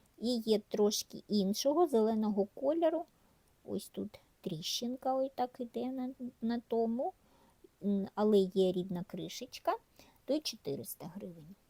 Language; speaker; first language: Ukrainian; native; Ukrainian